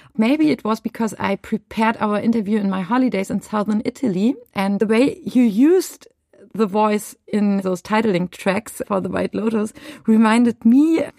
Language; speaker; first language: English; non-native, fluent; German